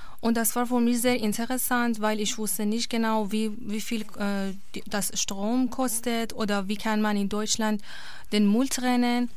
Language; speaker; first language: German; non-native, learner; Persian